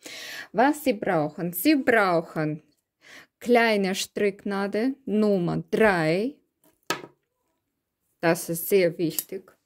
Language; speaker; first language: German; non-native, learner; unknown